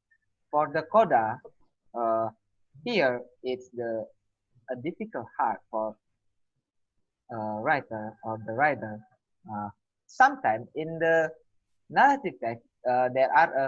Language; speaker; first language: English; non-native, learner; Indonesian